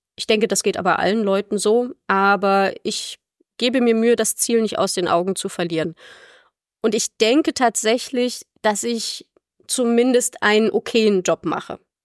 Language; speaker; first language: German; native; German